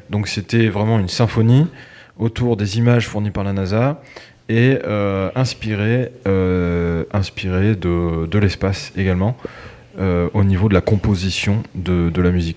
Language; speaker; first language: French; native; French